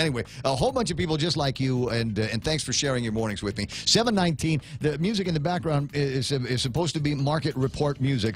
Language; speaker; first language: English; native; English